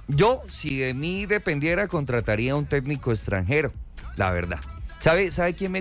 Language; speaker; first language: Spanish; native; Spanish